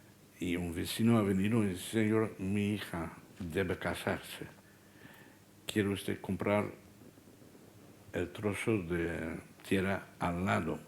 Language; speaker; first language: Spanish; non-native, fluent; Dutch